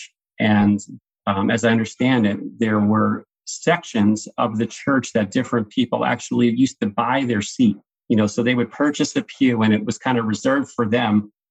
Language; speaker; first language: English; native; English